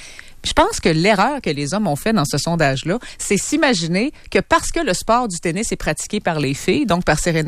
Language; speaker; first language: French; native; French